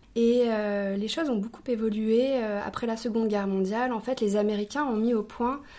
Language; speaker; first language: French; native; French